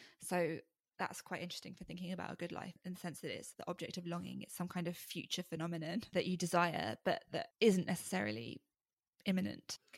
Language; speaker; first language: English; native; English